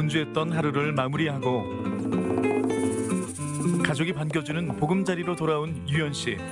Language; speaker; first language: Korean; native; Korean